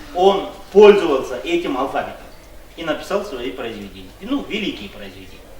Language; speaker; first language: Russian; non-native, local second language; Kazakh